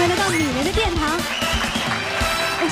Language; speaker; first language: Chinese; native; Chinese